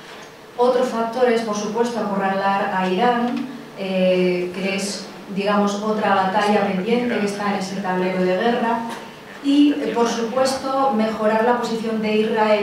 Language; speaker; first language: Spanish; native; Spanish